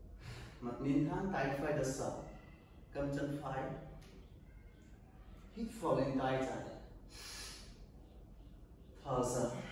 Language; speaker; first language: Vietnamese; non-native, learner; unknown